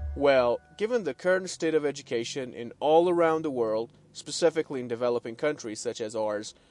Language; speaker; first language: English; non-native, fluent; Persian